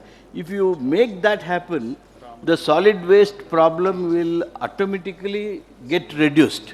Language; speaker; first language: English; non-native, local second language; Kannada